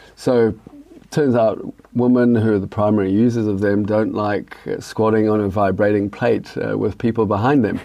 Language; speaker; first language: English; native; English